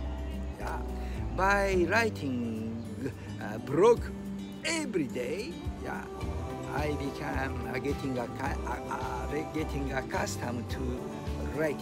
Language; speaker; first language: English; non-native, learner; Japanese